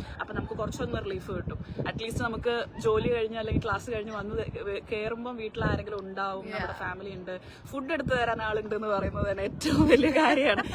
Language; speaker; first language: Malayalam; native; Malayalam